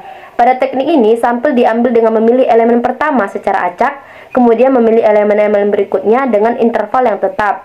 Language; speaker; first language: Indonesian; native; Indonesian